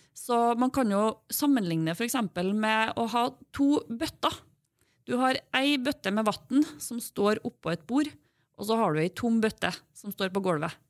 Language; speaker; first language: Norwegian; native; Norwegian